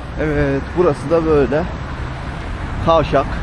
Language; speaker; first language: Turkish; native; Turkish